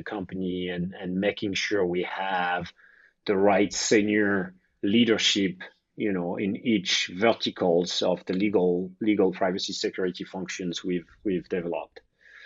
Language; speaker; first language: English; non-native, fluent; French